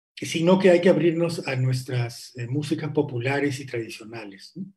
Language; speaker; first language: Spanish; native; Spanish